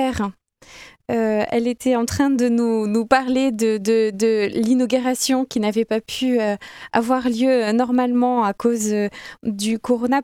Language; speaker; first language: French; native; French